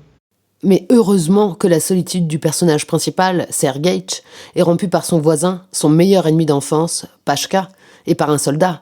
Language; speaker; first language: French; native; French